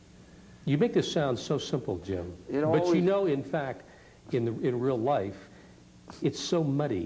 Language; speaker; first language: English; native; English